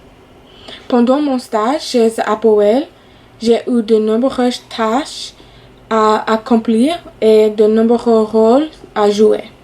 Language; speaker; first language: French; non-native, fluent; English